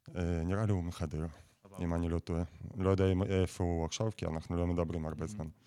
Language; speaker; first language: Hebrew; non-native, fluent; Russian